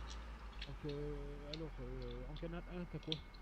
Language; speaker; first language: French; native; French